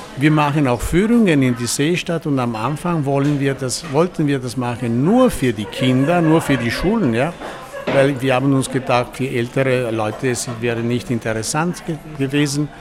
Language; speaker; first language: German; non-native, fluent; Italian